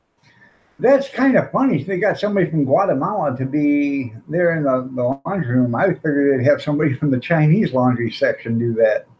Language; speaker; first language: English; native; English